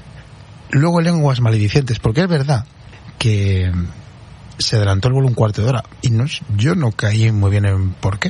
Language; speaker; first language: Spanish; native; Spanish